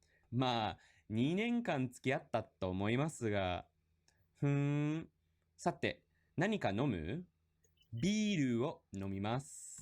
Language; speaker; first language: Japanese; non-native, fluent; English